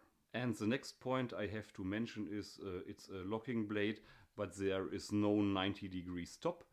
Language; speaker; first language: English; non-native, fluent; German